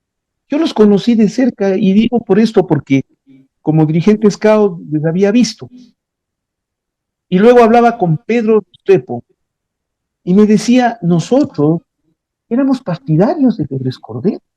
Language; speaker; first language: Spanish; native; Spanish